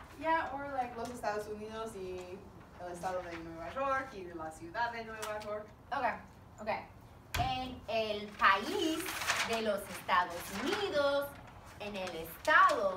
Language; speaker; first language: Spanish; non-native, fluent; English